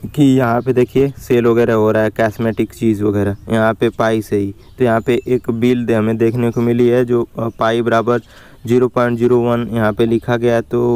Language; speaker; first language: Hindi; native; Hindi